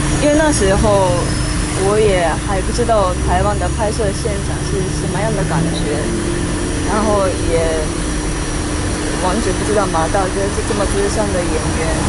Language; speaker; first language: Chinese; non-native, fluent; Japanese